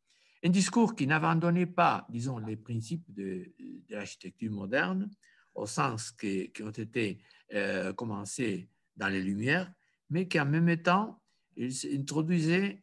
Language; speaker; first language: French; non-native, fluent; Spanish